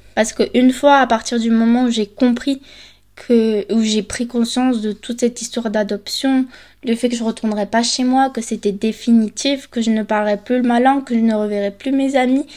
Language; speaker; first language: French; early bilingual, other home language; Spanish